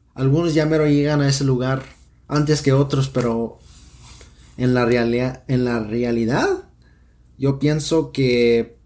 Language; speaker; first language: Spanish; early bilingual, other home language; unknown